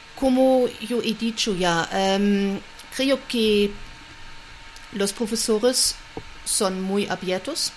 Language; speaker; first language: Spanish; non-native, fluent; German